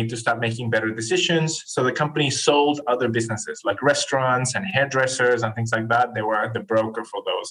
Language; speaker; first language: English; non-native, fluent; Spanish